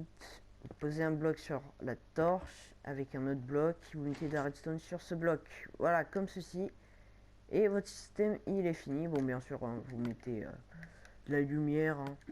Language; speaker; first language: French; native; French